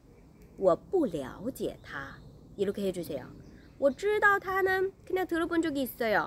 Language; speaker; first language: Korean; non-native, learner; Chinese